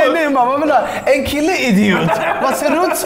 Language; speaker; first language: Swedish; native; Swedish